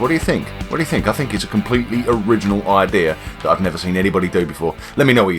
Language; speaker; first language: English; native; English